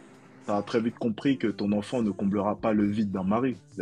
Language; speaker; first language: French; native; French